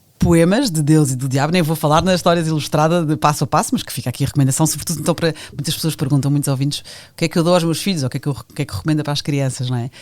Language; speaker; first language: Portuguese; native; Portuguese